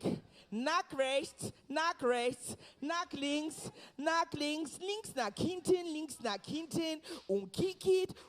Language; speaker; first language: German; native; German